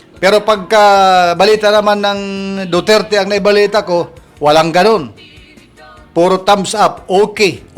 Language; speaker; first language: Filipino; non-native, local second language; Waray